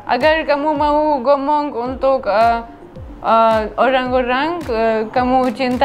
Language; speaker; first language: Indonesian; non-native, learner; Russian